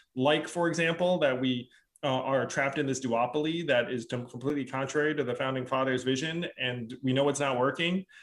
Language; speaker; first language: English; native; English